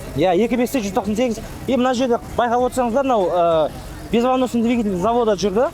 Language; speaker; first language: Kazakh; native; Kazakh